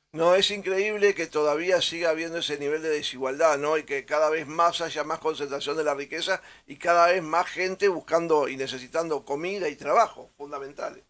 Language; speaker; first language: Spanish; native; Spanish